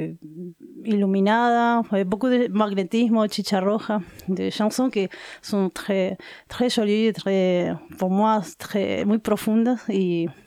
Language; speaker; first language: French; non-native, learner; Spanish